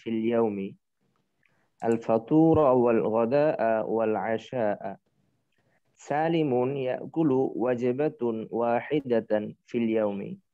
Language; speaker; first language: Arabic; non-native, fluent; Bangla